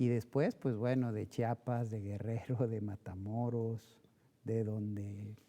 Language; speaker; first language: Spanish; native; Spanish